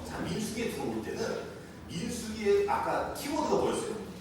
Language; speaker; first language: Korean; native; Korean